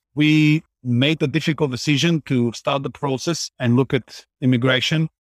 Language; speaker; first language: English; non-native, fluent; Bulgarian